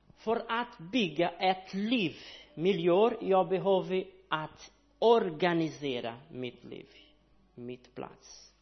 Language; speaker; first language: Swedish; non-native, learner; Portuguese